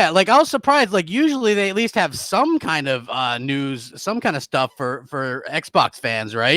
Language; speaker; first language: English; native; English